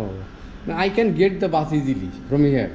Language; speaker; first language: English; non-native, learner; Bangla